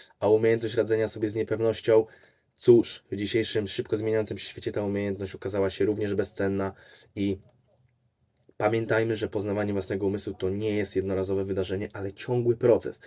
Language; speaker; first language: Polish; native; Polish